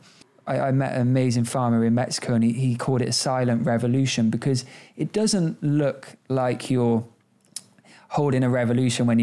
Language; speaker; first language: English; native; English